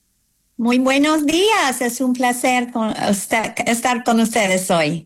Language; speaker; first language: Spanish; non-native, fluent; English